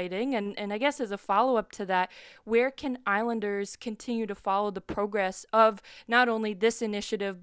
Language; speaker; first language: English; native; English